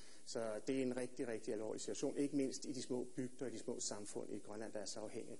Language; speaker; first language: Danish; native; Danish